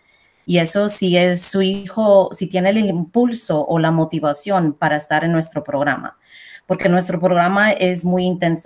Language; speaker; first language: Spanish; early bilingual, heritage; Spanish